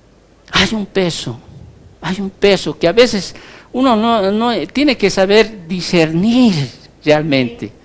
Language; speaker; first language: Spanish; native; Spanish